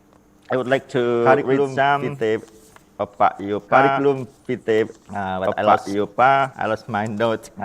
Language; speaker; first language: English; non-native, learner; Indonesian